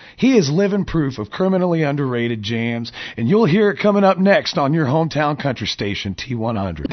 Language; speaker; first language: English; native; English